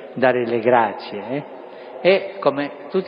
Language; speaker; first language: Italian; non-native, fluent; Spanish